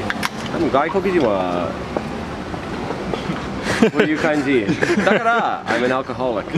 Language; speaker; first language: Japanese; non-native, learner; English